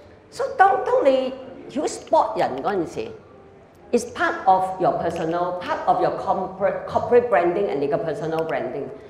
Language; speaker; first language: English; non-native, local second language; Cantonese